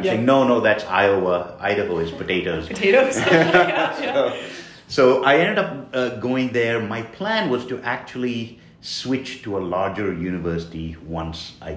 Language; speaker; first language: English; non-native, local second language; Tamil